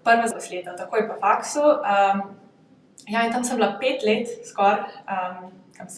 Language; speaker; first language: Slovenian; early bilingual, heritage; Slovenian